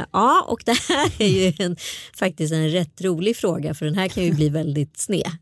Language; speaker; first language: Swedish; early bilingual, other home language; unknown